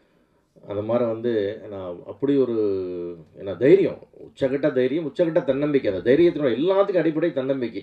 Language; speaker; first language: Tamil; native; Tamil